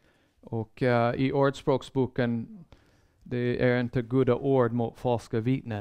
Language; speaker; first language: Swedish; non-native, fluent; English